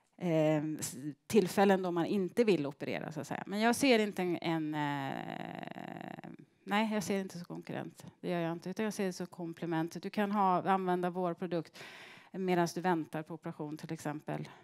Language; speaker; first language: Swedish; native; Swedish